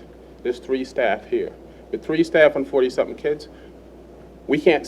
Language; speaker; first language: English; native; English